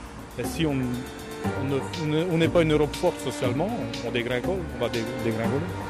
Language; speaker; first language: French; native; French